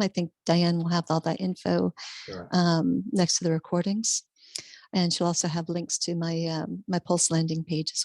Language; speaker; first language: English; native; English